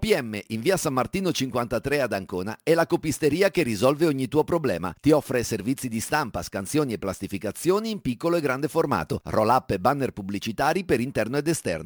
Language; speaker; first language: Italian; native; Italian